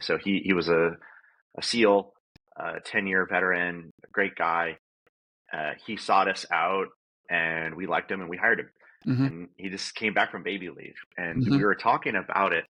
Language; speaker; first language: English; native; English